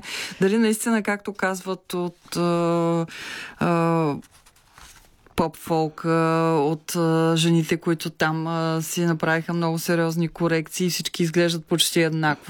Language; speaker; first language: Bulgarian; native; Bulgarian